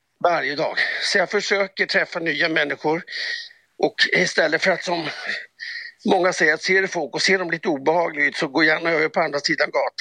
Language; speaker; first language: Swedish; native; Swedish